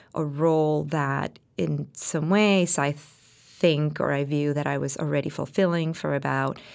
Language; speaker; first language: English; non-native, fluent; Spanish